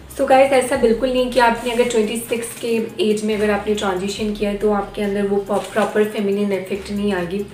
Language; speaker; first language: Hindi; non-native, local second language; Bangla